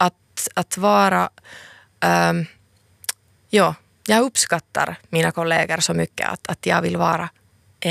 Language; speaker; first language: Swedish; non-native, local second language; Finnish